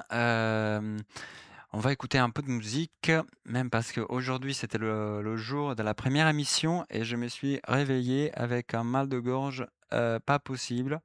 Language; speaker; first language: French; native; French